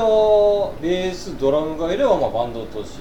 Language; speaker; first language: Japanese; native; Japanese